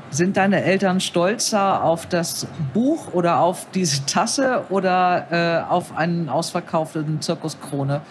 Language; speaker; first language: German; native; German